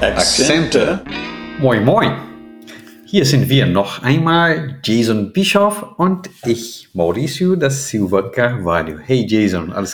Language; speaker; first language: German; non-native, fluent; Portuguese